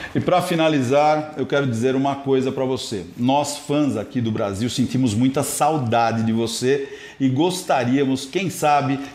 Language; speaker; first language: English; native; English